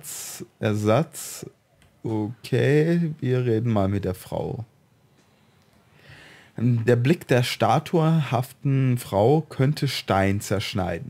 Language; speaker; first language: German; native; German